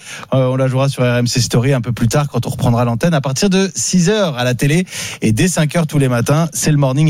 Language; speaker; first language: French; native; French